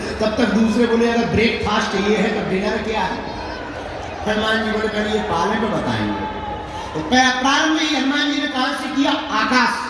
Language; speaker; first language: Hindi; native; Hindi